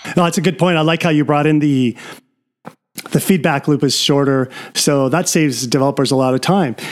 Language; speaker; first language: English; native; English